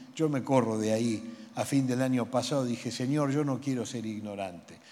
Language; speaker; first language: Spanish; native; Spanish